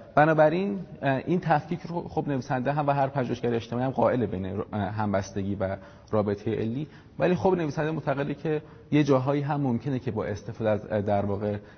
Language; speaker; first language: Persian; native; Persian